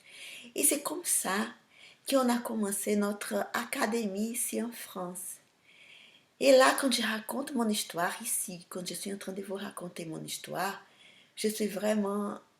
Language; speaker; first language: French; non-native, fluent; Portuguese